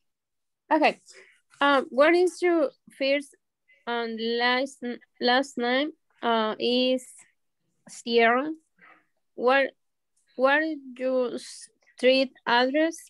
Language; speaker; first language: English; non-native, learner; Spanish